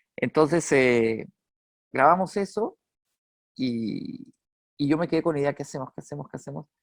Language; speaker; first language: Spanish; native; Spanish